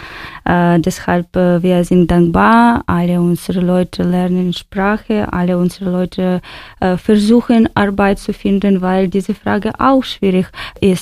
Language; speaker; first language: German; non-native, fluent; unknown